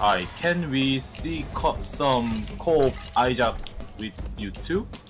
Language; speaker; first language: English; non-native, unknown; Korean